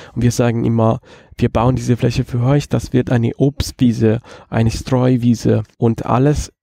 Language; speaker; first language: German; non-native, fluent; Italian